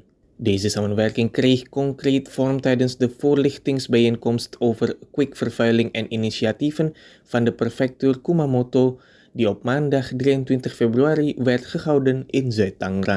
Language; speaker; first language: Dutch; non-native, fluent; Indonesian